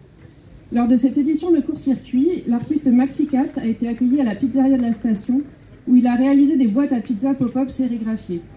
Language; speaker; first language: French; native; French